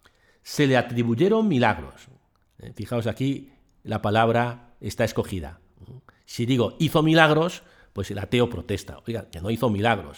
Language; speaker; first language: Spanish; native; Spanish